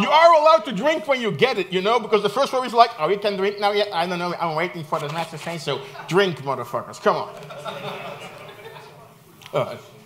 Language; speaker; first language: English; non-native, fluent; Dutch